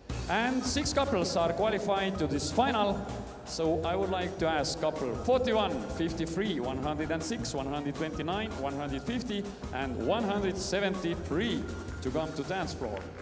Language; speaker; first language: English; non-native, fluent; Estonian